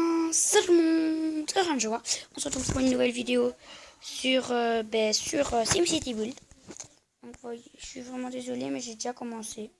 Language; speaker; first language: French; native; French